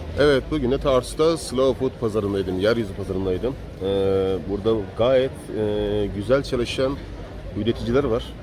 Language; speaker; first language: Turkish; native; Turkish